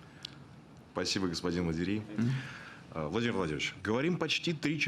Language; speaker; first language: Russian; native; Russian